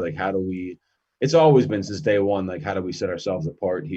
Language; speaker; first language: English; native; English